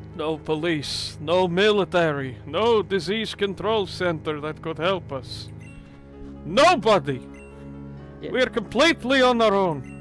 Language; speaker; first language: English; native; English